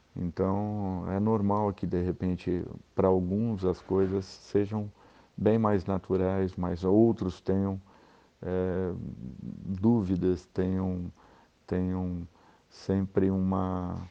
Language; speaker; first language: Portuguese; native; Portuguese